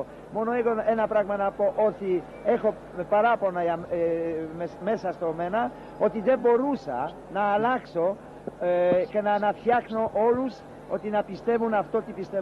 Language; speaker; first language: Greek; non-native, learner; Polish